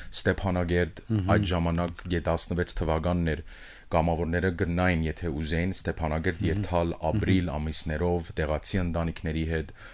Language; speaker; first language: Armenian; early bilingual, heritage; Armenian